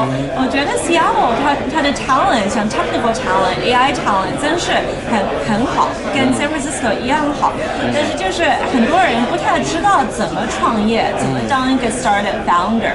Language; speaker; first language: Chinese; early bilingual, heritage; Chinese